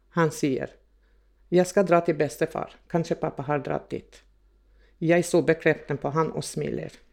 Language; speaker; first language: Norwegian; non-native, fluent; Albanian